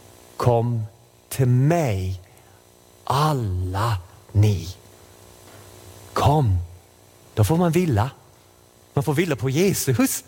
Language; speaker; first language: Swedish; non-native, fluent; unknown